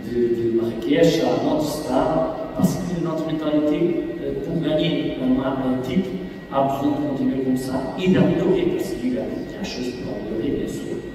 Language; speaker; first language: French; non-native, fluent; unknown